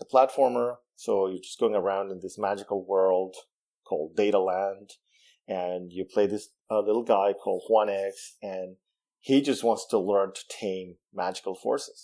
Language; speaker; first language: English; non-native, fluent; Spanish